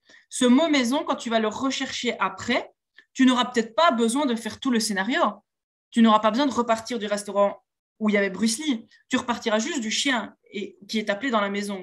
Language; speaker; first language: French; native; French